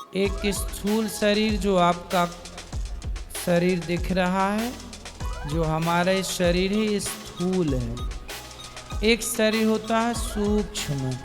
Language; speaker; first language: Hindi; native; Hindi